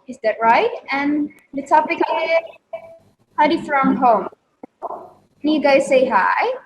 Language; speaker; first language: English; non-native, learner; Indonesian